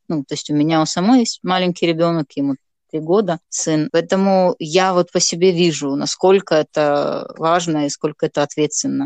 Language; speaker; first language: Russian; non-native, local second language; Gagauz